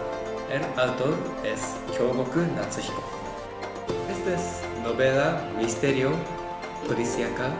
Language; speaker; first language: Spanish; non-native, learner; Japanese